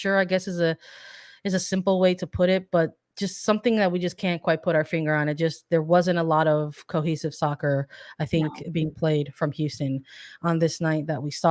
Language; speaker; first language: English; native; English